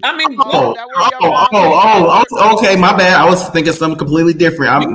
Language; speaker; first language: English; native; English